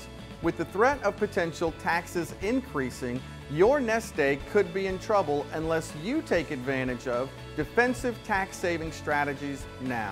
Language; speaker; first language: English; native; English